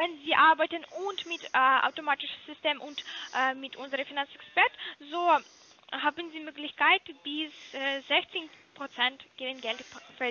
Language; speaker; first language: German; non-native, learner; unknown